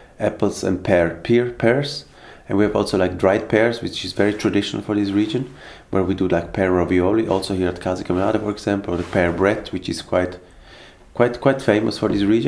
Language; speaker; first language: English; non-native, fluent; Swiss German